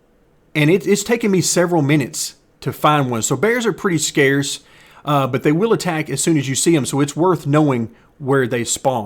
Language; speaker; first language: English; native; English